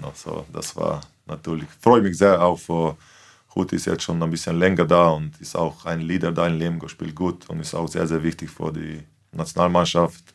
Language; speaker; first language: German; non-native, fluent; Slovenian